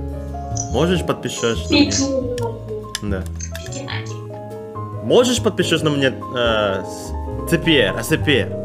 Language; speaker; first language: Russian; non-native, learner; Indonesian